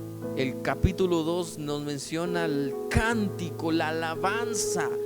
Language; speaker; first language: Spanish; native; Spanish